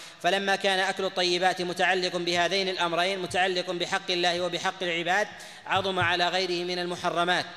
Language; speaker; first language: Arabic; native; Arabic